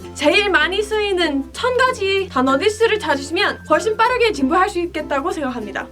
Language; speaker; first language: Korean; non-native, fluent; English